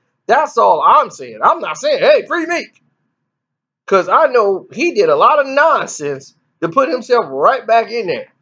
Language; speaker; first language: English; native; English